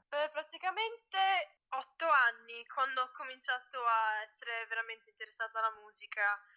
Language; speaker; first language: Italian; early bilingual, heritage; English